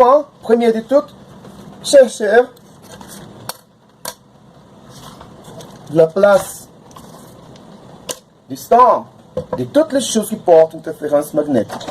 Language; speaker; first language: French; non-native, learner; Portuguese